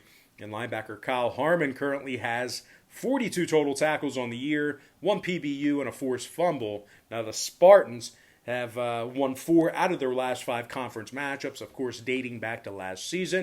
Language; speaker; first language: English; native; English